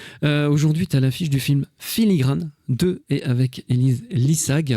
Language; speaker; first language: French; native; French